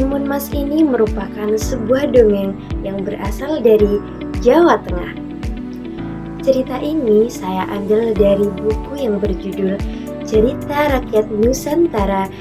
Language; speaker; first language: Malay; non-native, local second language; Javanese